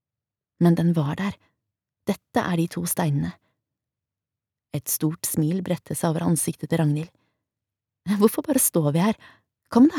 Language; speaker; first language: Norwegian; native; Norwegian